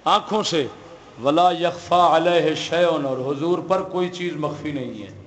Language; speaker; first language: Urdu; non-native, local second language; Punjabi